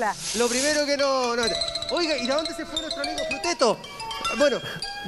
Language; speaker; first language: Spanish; native; Spanish